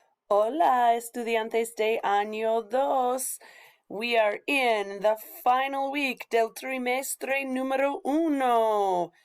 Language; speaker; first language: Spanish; non-native, fluent; English